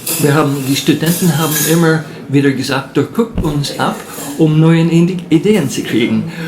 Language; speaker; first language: German; non-native, fluent; English